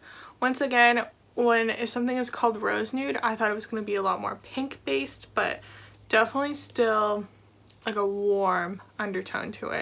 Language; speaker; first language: English; native; English